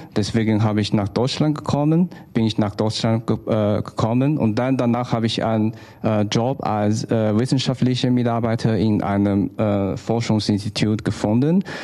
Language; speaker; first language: German; non-native, learner; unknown